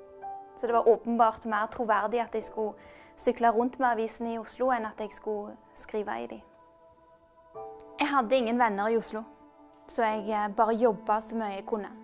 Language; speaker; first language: Norwegian; early bilingual, other home language; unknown